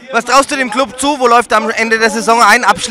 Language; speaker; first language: German; native; German